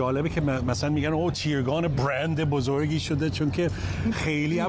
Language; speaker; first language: Persian; early bilingual, heritage; English